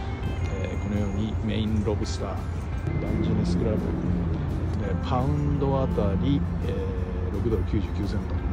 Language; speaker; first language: Japanese; native; Japanese